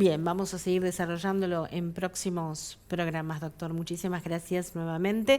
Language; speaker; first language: Spanish; native; Spanish